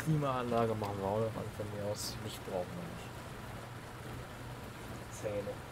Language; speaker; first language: German; native; German